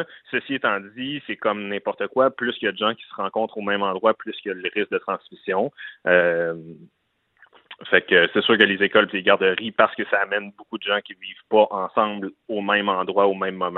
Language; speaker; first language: French; native; French